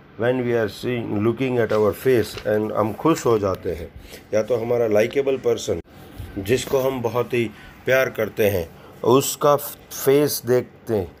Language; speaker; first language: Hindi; non-native, local second language; Gujarati